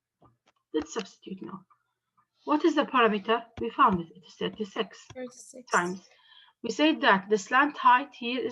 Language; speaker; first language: English; non-native, fluent; Arabic